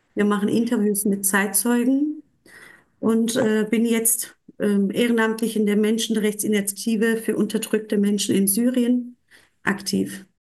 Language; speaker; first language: German; non-native, fluent; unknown